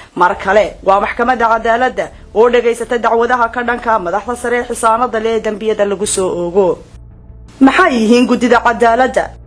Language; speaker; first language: Somali; native; Somali